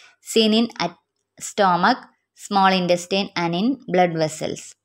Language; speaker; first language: English; non-native, local second language; Malayalam